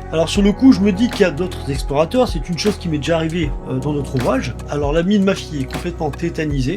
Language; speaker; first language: French; native; French